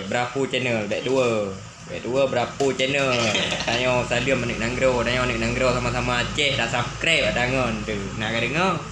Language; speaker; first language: Malay; non-native, local second language; Achinese